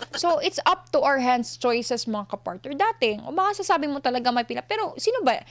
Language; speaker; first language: Filipino; non-native, local second language; Cebuano